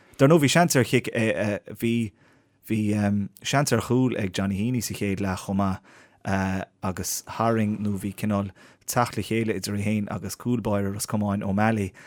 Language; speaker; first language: Irish; native; Irish